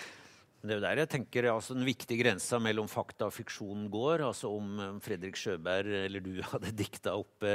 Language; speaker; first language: Norwegian; native; Norwegian